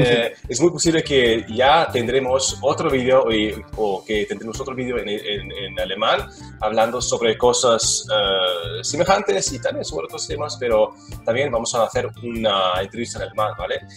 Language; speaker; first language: Spanish; non-native, learner; German